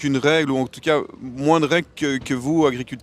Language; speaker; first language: French; native; French